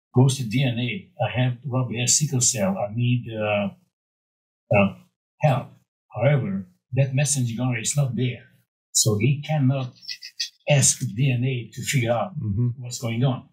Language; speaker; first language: English; non-native, fluent; Romanian